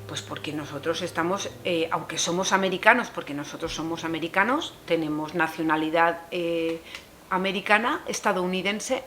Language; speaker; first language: Spanish; native; Spanish